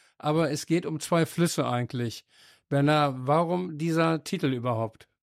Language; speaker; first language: German; native; German